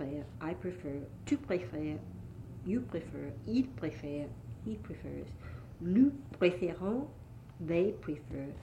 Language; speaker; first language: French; non-native, learner; English